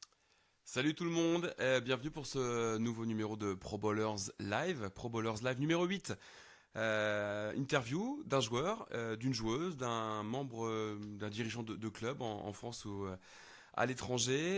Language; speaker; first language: French; native; French